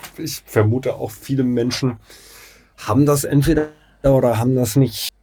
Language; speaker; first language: German; native; German